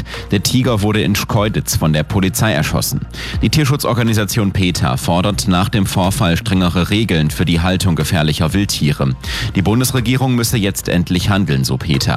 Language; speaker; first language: German; native; German